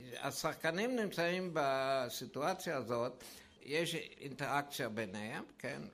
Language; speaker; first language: Hebrew; non-native, fluent; English